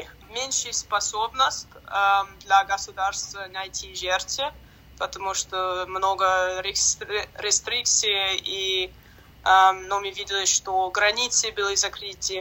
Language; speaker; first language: Russian; non-native, learner; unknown